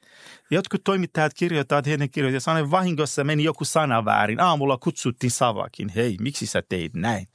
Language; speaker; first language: Finnish; non-native, fluent; Persian